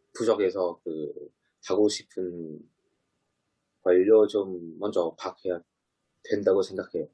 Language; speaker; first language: Korean; non-native, learner; Vietnamese